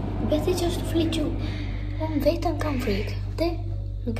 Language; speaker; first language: Albanian; early bilingual, heritage; Albanian